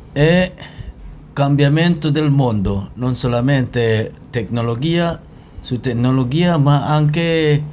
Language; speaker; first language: Italian; non-native, learner; Indonesian